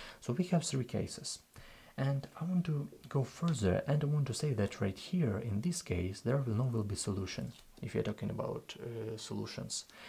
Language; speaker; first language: English; non-native, fluent; Russian